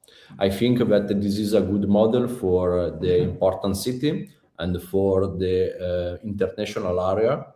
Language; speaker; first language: English; non-native, learner; Italian